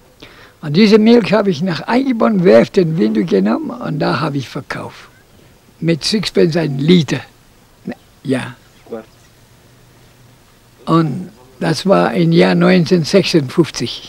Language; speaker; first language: German; non-native, local second language; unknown